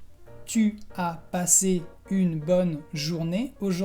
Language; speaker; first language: French; non-native, fluent; Spanish